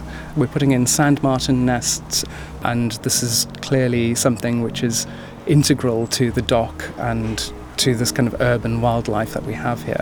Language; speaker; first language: English; native; English